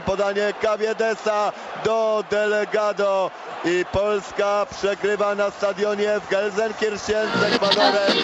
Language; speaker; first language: Polish; native; Polish